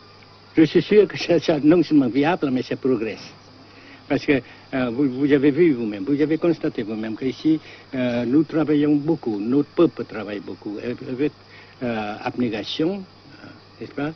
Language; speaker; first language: French; non-native, local second language; Vietnamese